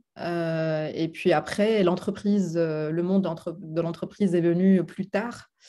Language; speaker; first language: French; non-native, local second language; Arabic